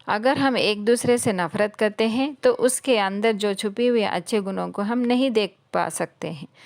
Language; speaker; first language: Hindi; non-native, local second language; Telugu